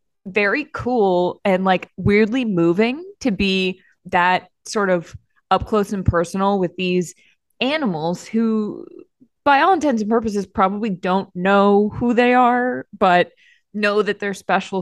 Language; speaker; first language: English; native; English